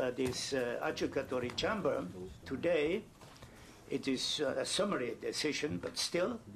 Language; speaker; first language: English; non-native, fluent; German